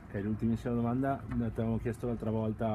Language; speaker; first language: Italian; native; Italian